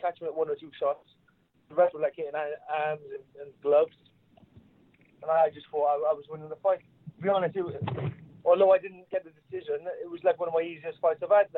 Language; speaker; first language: English; native; English